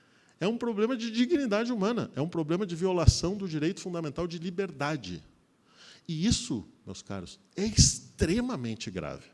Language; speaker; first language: Portuguese; native; Portuguese